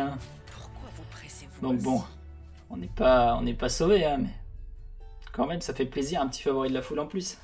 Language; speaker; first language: French; native; French